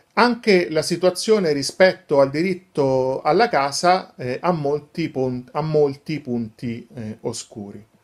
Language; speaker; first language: Italian; native; Italian